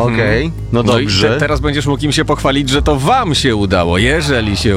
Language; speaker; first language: Polish; native; Polish